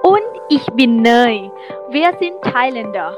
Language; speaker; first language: German; non-native, learner; Thai